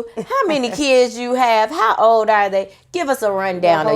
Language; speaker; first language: English; native; English